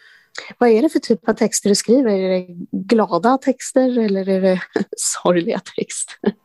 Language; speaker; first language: Swedish; native; Swedish